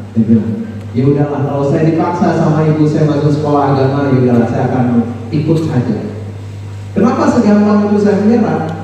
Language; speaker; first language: Indonesian; non-native, local second language; Minangkabau